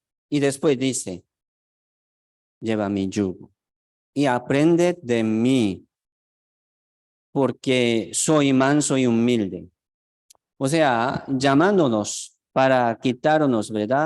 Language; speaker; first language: Spanish; non-native, fluent; Korean